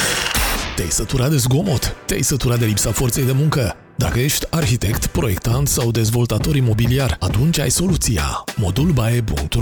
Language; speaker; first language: Romanian; native; Romanian